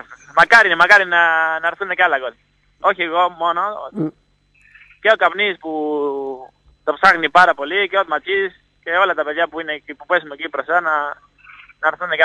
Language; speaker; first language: Greek; non-native, fluent; Italian